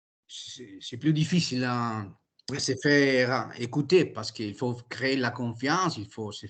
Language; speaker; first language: French; non-native, fluent; Italian